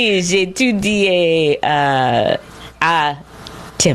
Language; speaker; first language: French; non-native, learner; English